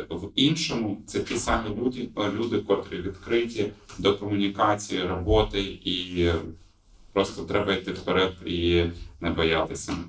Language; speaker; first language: Ukrainian; non-native, local second language; Russian